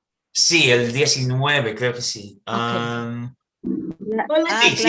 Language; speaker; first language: Spanish; non-native, learner; English